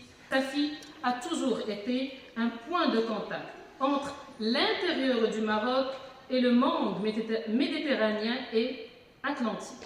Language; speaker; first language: French; non-native, local second language; Arabic